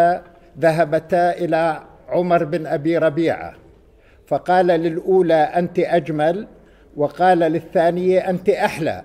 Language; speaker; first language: Arabic; native; Arabic